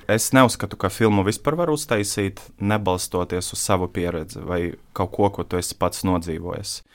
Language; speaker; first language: Latvian; non-native, local second language; Russian